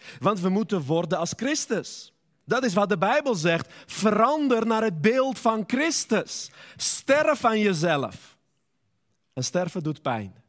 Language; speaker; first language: Dutch; non-native, fluent; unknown